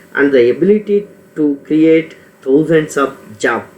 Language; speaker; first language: English; non-native, local second language; Kannada